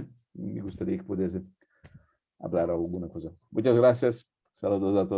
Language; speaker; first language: Spanish; non-native, fluent; Portuguese